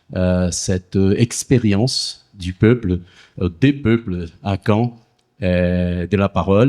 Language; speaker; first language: French; non-native, fluent; Portuguese